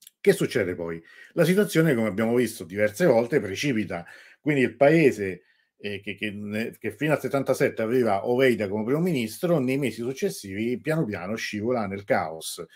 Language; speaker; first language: Italian; native; Italian